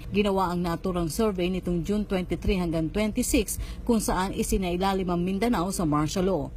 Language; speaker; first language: Filipino; native; Filipino